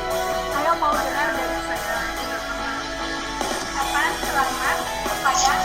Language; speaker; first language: Indonesian; non-native, learner; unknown